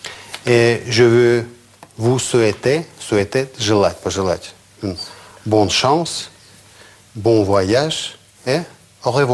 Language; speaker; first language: French; non-native, fluent; Russian